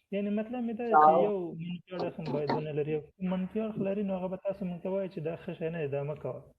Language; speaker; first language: Pashto; native; Pashto